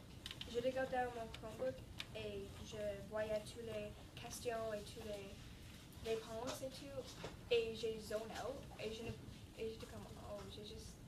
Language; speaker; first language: French; non-native, learner; English